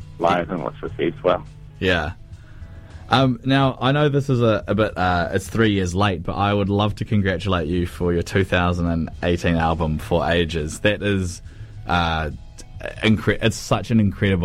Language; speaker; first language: English; native; English